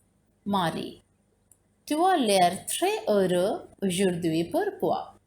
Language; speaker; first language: French; non-native, fluent; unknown